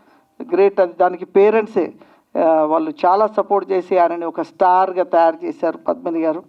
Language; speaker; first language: Telugu; native; Telugu